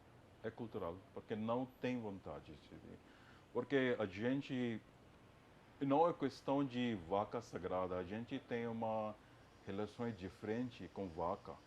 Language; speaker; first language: Portuguese; non-native, fluent; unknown